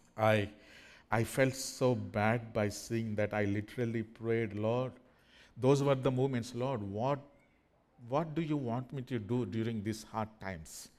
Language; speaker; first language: English; non-native, fluent; Telugu